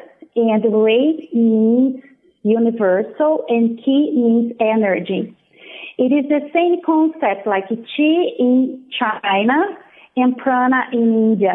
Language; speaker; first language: English; non-native, fluent; Portuguese